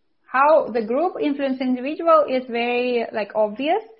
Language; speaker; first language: English; non-native, fluent; Russian